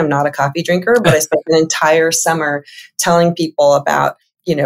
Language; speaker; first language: English; native; English